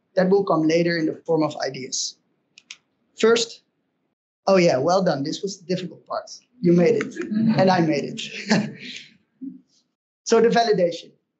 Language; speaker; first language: English; non-native, fluent; Dutch